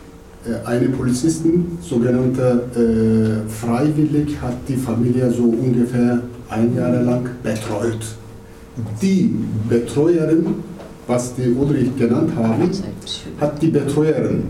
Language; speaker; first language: German; non-native, learner; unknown